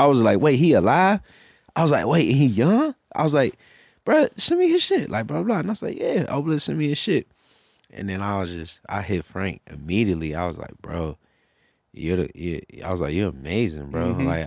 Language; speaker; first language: English; native; English